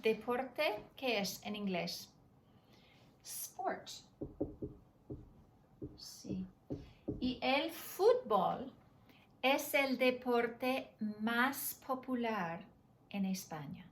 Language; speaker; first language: Spanish; non-native, fluent; English